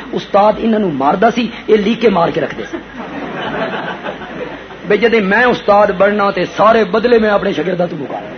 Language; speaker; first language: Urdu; non-native, local second language; Punjabi